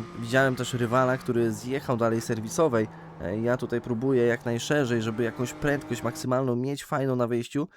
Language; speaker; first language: Polish; native; Polish